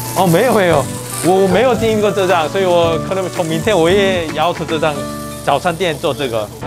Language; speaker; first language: Chinese; non-native, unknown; Korean